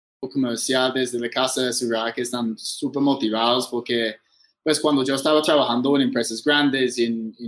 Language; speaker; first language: Spanish; non-native, fluent; English